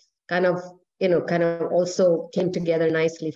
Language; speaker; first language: English; non-native, local second language; Hindi